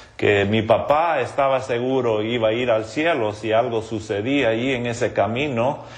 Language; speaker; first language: Spanish; non-native, local second language; English